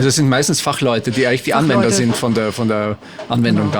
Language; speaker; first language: German; native; German